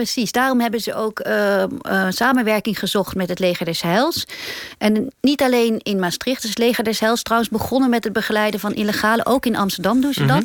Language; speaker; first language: Dutch; native; Dutch